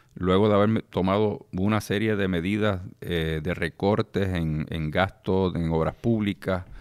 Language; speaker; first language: Spanish; native; Spanish